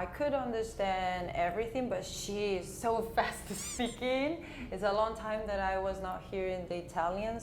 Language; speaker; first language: English; non-native, fluent; Spanish